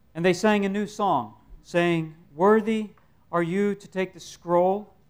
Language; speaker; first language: English; native; English